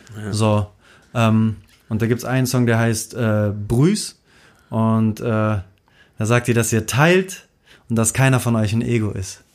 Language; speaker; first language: German; native; German